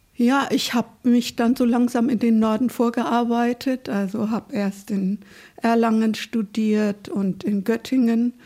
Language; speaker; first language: German; native; German